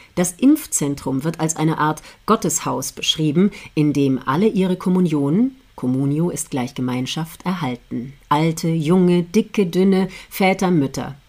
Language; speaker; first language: German; native; German